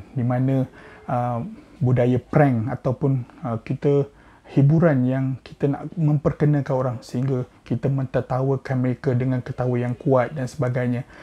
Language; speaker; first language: Malay; native; Malay